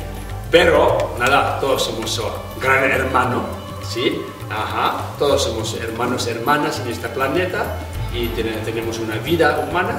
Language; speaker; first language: Spanish; non-native, fluent; Tibetan